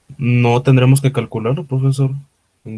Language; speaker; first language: Spanish; native; Spanish